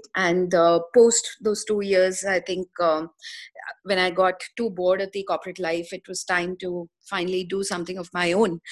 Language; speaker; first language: English; non-native, local second language; Hindi